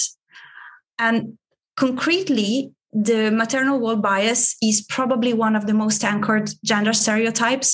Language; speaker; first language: English; non-native, fluent; Italian